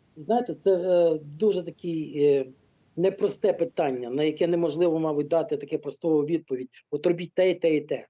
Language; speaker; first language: Ukrainian; non-native, local second language; Russian